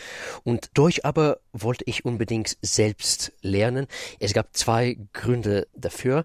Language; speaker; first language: German; non-native, fluent; Russian